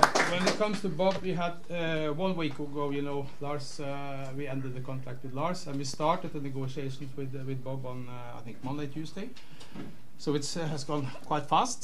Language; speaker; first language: English; non-native, fluent; Norwegian